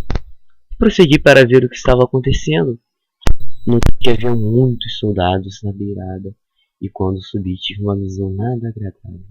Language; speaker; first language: Portuguese; native; Portuguese